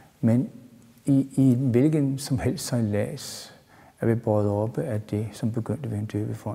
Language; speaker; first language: Danish; native; Danish